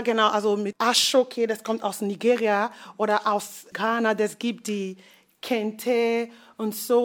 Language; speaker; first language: German; non-native, learner; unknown